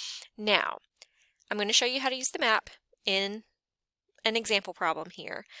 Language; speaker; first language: English; native; English